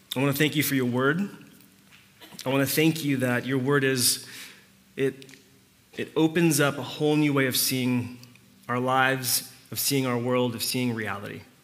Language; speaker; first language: English; early bilingual, other home language; Spanish